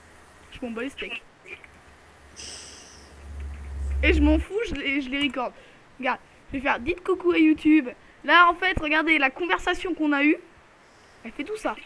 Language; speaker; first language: French; native; French